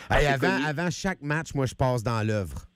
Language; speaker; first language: French; native; French